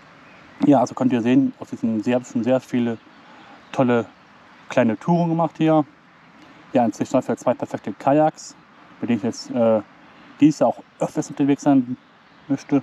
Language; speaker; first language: German; native; German